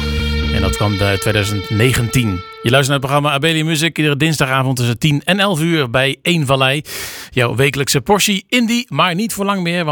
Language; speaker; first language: Dutch; native; Dutch